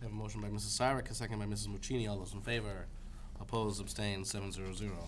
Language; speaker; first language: English; native; English